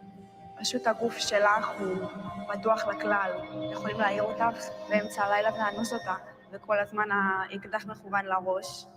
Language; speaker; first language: Hebrew; native; Hebrew